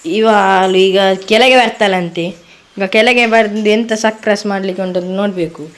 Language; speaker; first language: Kannada; non-native, local second language; Tulu